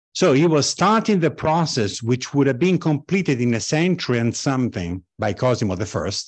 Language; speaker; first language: English; non-native, fluent; Italian